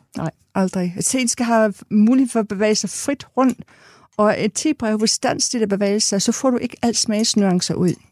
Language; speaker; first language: Danish; non-native, fluent; English